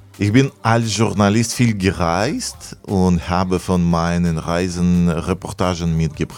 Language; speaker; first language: German; non-native, fluent; Russian